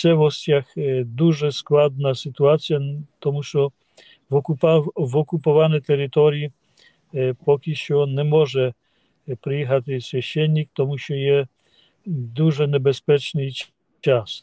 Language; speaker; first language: Ukrainian; non-native, fluent; Polish